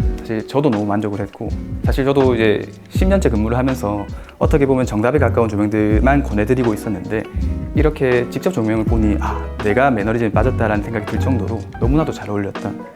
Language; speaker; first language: Korean; native; Korean